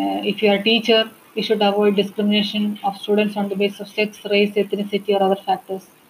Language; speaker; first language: English; non-native, local second language; Malayalam